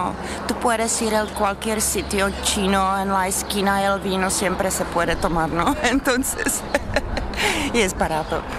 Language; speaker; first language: Spanish; non-native, fluent; Czech